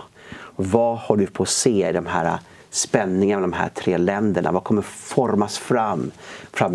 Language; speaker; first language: Swedish; native; Swedish